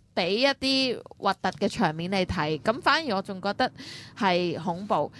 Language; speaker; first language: Cantonese; native; Cantonese